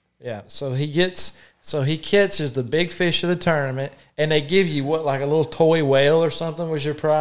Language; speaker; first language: English; native; English